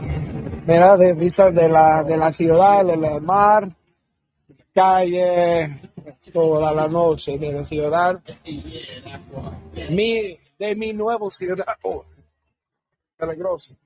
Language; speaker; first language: Spanish; non-native, learner; English